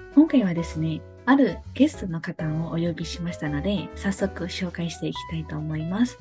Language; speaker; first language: Japanese; non-native, fluent; Burmese